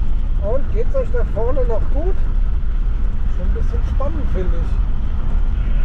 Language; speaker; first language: German; native; German